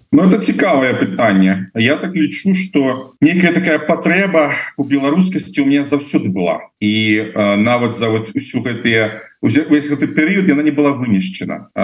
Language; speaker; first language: Belarusian; non-native, local second language; Russian